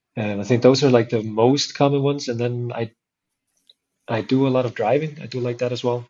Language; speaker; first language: English; non-native, fluent; Icelandic